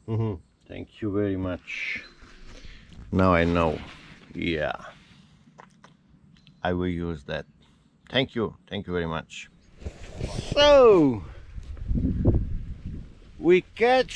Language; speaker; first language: English; non-native, learner; Romanian